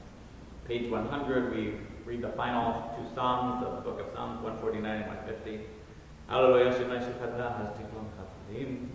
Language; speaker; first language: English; native; English